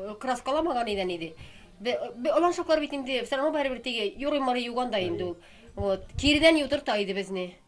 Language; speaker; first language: Tatar; native; Tatar